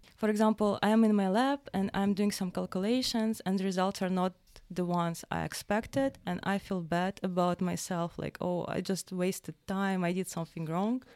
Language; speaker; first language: English; non-native, fluent; Russian